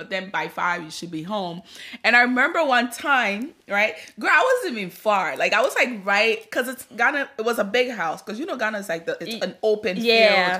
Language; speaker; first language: English; early bilingual, other home language; Akan